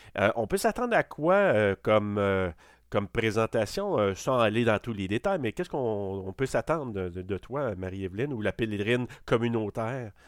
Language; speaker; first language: French; native; French